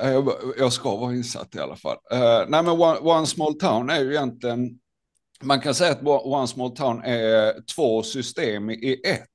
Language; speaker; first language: Swedish; native; Swedish